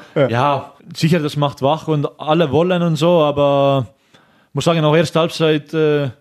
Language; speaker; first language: German; non-native, learner; Estonian